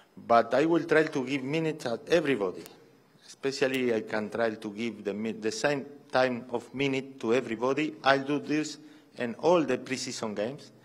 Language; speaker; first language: English; non-native, fluent; Spanish